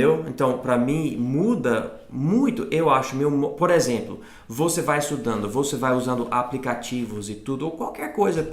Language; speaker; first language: Portuguese; non-native, fluent; English